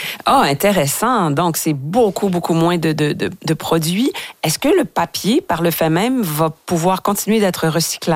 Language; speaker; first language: French; native; French